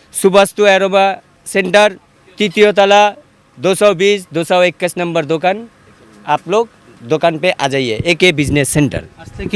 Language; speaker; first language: Hindi; non-native, learner; Bangla